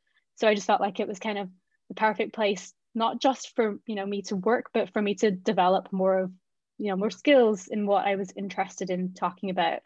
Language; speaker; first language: English; native; English